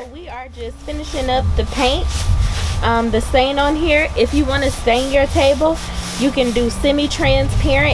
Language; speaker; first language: English; native; English